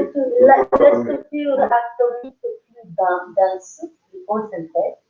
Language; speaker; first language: French; non-native, learner; English